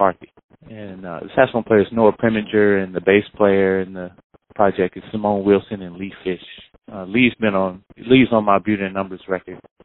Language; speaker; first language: English; native; English